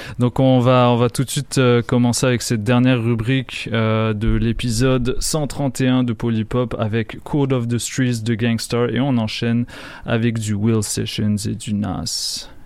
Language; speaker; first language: French; native; French